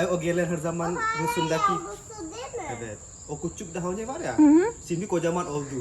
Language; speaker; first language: Turkish; non-native, learner; Indonesian